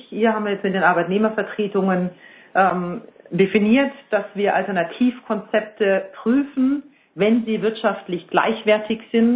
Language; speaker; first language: German; native; German